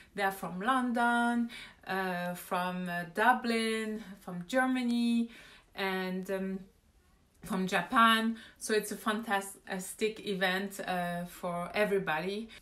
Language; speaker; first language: English; non-native, fluent; French